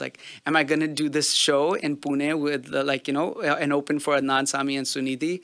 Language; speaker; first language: English; early bilingual, other home language; Punjabi